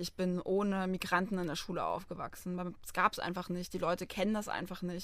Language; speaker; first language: German; native; German